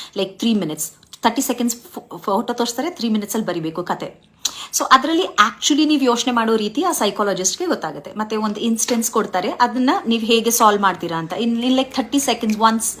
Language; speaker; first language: Kannada; native; Kannada